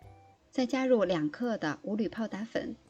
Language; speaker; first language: Chinese; native; Chinese